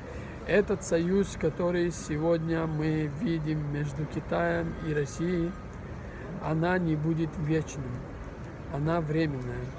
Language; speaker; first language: Russian; non-native, fluent; Persian